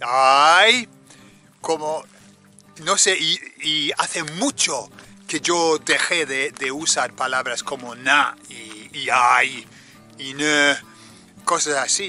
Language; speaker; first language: Spanish; native; Spanish